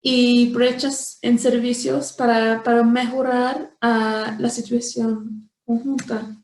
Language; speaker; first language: Spanish; non-native, fluent; English